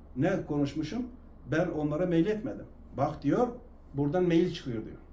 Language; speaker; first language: Turkish; non-native, local second language; Kurdish